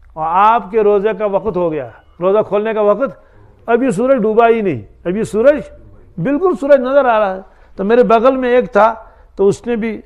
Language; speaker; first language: Hindi; non-native, local second language; Kashmiri